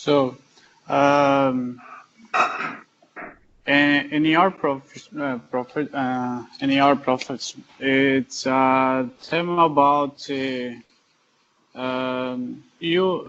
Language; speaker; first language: English; non-native, learner; Portuguese